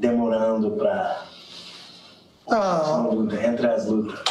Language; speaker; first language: Portuguese; non-native, learner; English